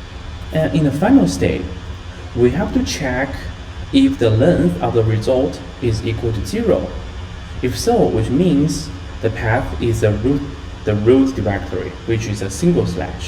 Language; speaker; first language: English; non-native, fluent; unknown